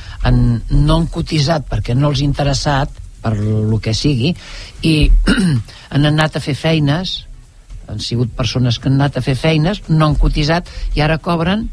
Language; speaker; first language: Catalan; native; Catalan